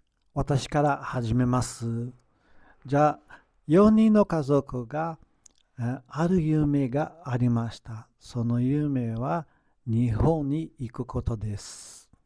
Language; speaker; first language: Japanese; non-native, fluent; Portuguese